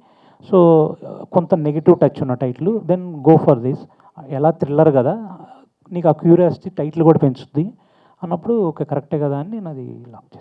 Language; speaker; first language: Telugu; native; Telugu